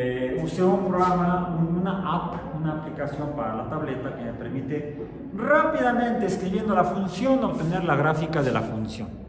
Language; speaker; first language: Spanish; native; Spanish